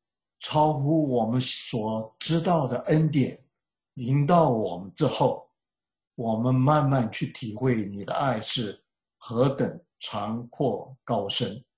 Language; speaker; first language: Chinese; native; Chinese